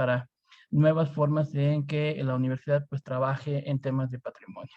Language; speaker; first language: Spanish; native; Spanish